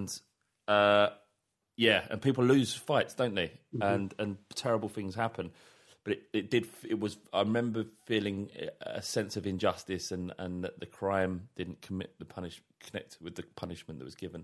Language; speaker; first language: English; native; English